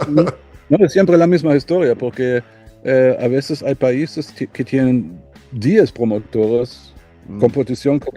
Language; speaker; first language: Spanish; non-native, learner; German